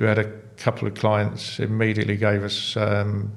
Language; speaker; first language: English; native; English